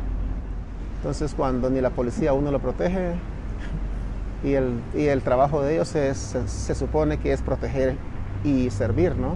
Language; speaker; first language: Spanish; native; Spanish